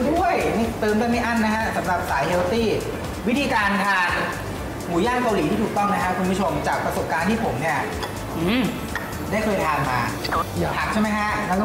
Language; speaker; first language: Thai; native; Thai